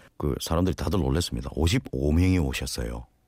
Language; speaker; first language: Korean; native; Korean